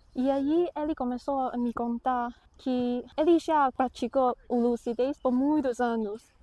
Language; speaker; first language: Portuguese; non-native, fluent; Chinese